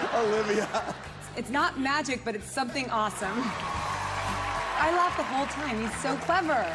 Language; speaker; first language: English; non-native, fluent; Hebrew